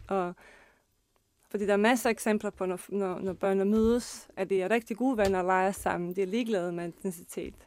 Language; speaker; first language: Danish; non-native, fluent; Bosnian